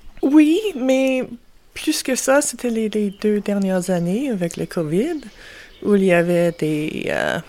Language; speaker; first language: French; non-native, local second language; English